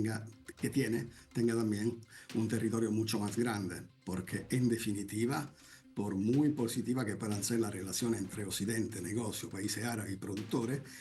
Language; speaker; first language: Spanish; non-native, fluent; Italian